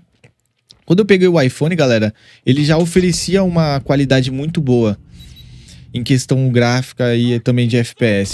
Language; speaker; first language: Portuguese; native; Portuguese